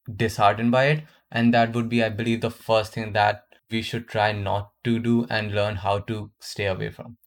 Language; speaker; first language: English; non-native, local second language; Hindi